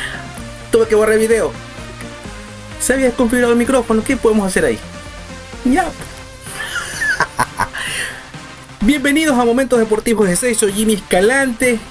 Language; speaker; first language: Spanish; native; Spanish